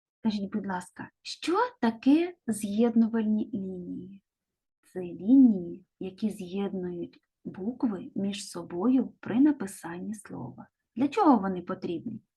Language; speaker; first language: Ukrainian; native; Ukrainian